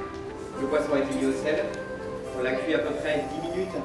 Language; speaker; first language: French; native; French